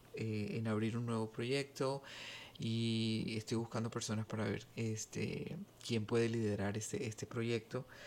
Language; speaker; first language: Spanish; native; Spanish